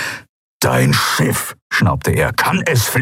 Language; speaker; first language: German; native; German